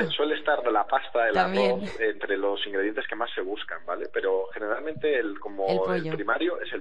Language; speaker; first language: Spanish; native; Spanish